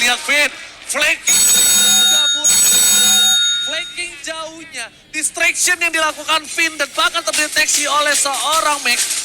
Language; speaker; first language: Indonesian; native; Indonesian